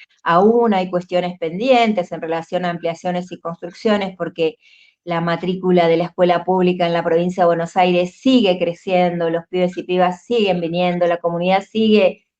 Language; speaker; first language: Spanish; native; Spanish